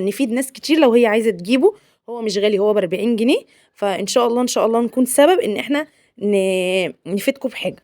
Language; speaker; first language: Arabic; native; Arabic